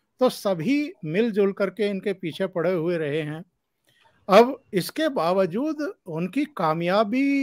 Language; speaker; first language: Hindi; native; Hindi